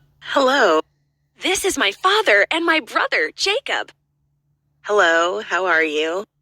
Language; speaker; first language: English; non-native, learner; Turkish